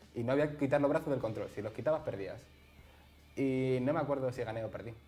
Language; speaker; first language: Spanish; native; Spanish